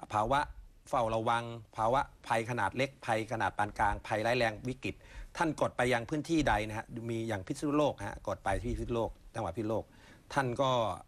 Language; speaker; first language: Thai; native; Thai